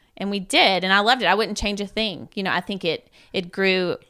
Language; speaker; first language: English; native; English